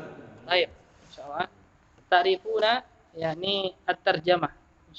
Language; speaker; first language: Arabic; non-native, fluent; Indonesian